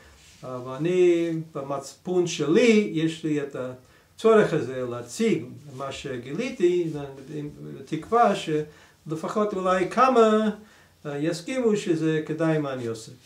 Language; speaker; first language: Hebrew; non-native, fluent; English